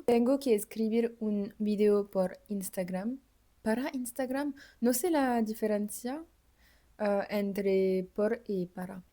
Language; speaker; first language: Spanish; non-native, learner; French